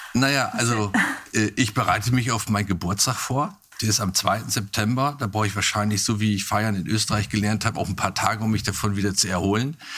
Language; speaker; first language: German; native; German